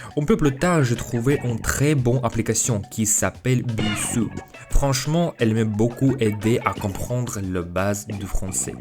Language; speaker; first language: French; non-native, fluent; Russian